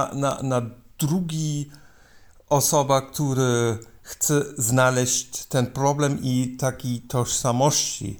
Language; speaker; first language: Polish; non-native, learner; German